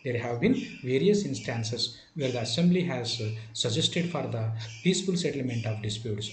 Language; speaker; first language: English; non-native, local second language; Kannada